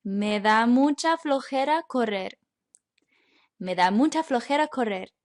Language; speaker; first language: Spanish; non-native, fluent; English